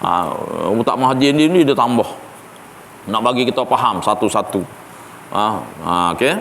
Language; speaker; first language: Malay; native; Malay